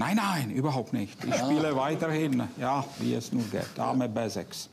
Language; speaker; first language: German; non-native, fluent; Czech